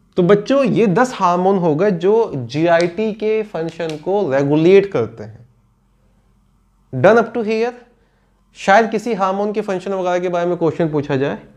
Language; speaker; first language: Hindi; native; Hindi